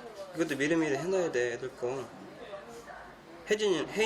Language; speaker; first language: Korean; native; Korean